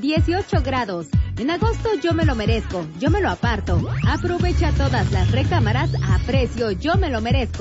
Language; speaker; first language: Spanish; native; Spanish